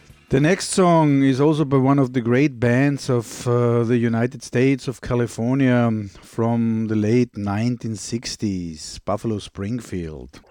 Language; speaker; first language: English; non-native, fluent; German